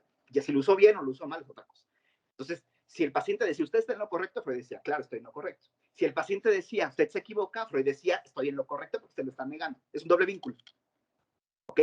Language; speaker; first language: Spanish; native; Spanish